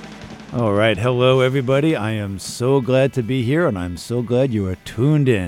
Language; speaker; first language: English; native; English